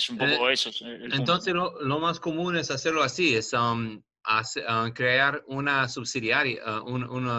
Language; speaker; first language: Spanish; non-native, learner; English